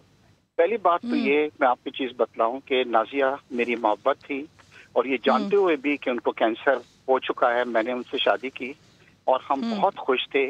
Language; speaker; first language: Urdu; native; Urdu